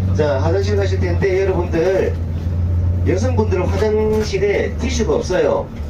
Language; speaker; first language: Korean; native; Korean